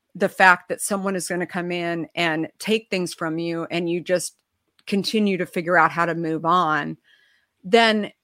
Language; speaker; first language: English; native; English